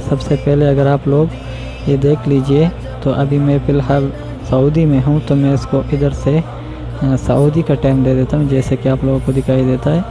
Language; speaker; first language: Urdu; non-native, local second language; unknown